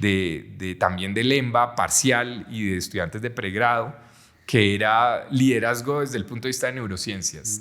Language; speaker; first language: Spanish; native; Spanish